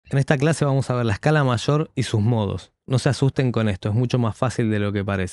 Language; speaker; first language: Spanish; native; Spanish